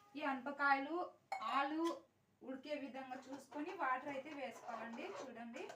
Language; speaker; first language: Telugu; non-native, local second language; Urdu